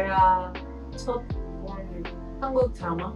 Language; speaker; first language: Korean; non-native, learner; Dutch